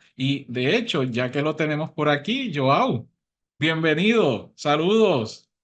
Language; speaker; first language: Spanish; native; Spanish